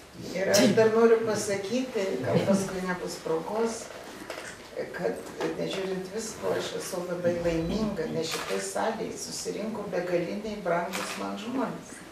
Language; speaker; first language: Lithuanian; native; Lithuanian